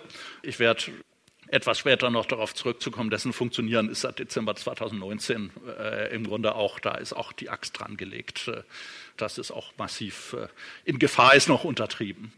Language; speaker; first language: German; native; German